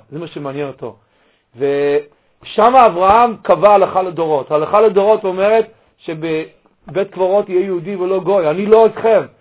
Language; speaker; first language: Hebrew; native; Hebrew